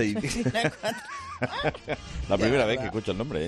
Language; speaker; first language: Spanish; native; Spanish